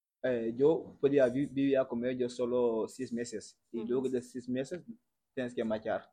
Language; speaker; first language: Spanish; non-native, learner; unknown